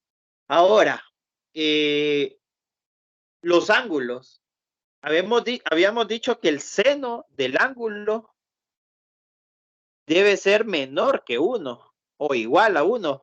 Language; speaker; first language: Spanish; native; Spanish